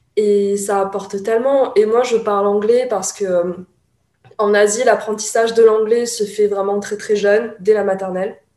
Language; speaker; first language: French; early bilingual, other home language; Chinese